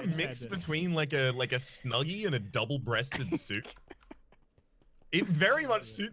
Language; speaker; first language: English; native; English